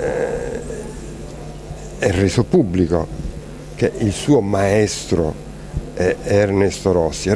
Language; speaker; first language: Italian; native; Italian